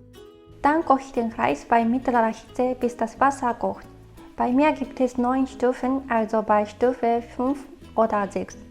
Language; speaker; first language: German; non-native, fluent; Japanese